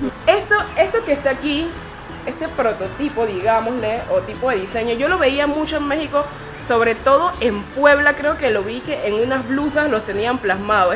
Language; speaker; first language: Spanish; native; Spanish